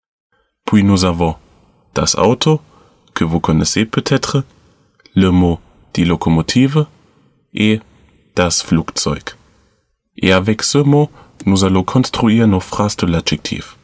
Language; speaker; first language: French; non-native, learner; German